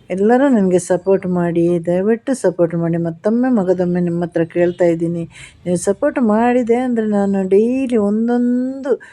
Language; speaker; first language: Kannada; non-native, local second language; Malayalam